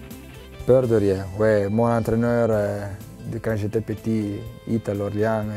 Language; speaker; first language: French; non-native, local second language; Italian